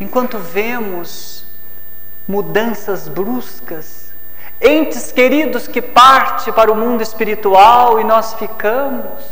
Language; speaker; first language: Portuguese; native; Portuguese